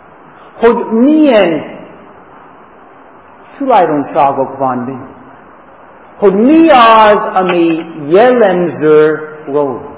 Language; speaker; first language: Hungarian; non-native, fluent; English